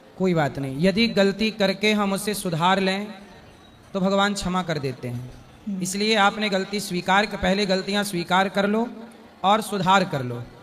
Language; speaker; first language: Hindi; native; Hindi